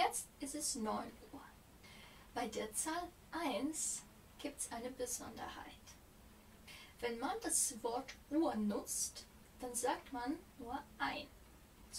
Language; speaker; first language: German; non-native, fluent; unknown